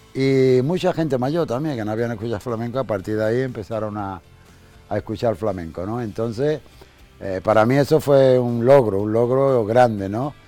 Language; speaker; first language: Spanish; native; Spanish